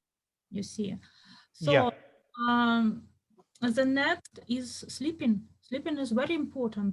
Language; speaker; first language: English; non-native, fluent; Russian